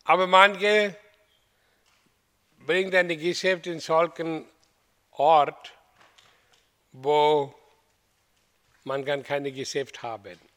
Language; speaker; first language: German; non-native, learner; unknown